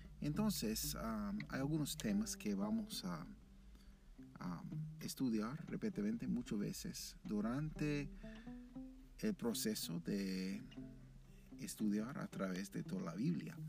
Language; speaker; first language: Spanish; non-native, fluent; English